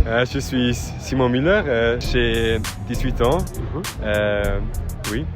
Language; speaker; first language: French; non-native, local second language; German